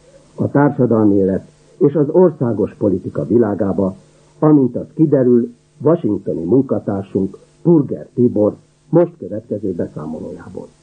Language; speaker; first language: Hungarian; native; Hungarian